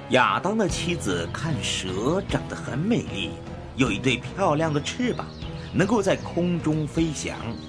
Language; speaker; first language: Chinese; native; Chinese